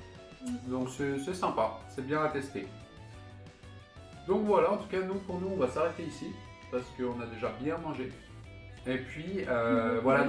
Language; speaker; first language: French; native; French